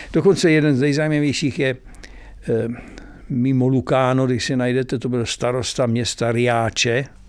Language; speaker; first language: Czech; native; Czech